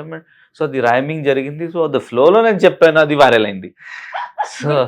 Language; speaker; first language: Telugu; non-native, local second language; Urdu